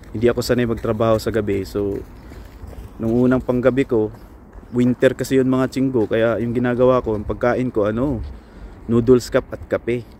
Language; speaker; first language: Filipino; native; Filipino